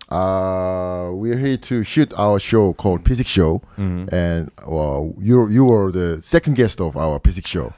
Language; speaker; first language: English; early bilingual, other home language; Korean